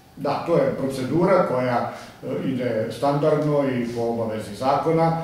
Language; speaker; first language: Serbian; native; Serbian